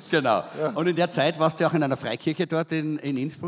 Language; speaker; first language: German; native; German